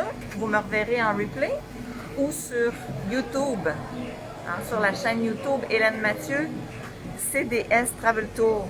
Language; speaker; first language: French; native; French